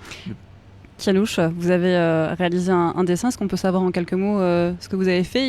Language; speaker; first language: French; native; French